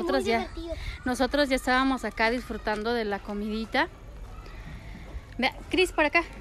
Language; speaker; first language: Spanish; native; Spanish